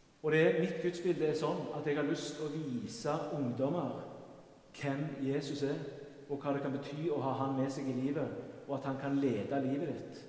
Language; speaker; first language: Norwegian; native; Norwegian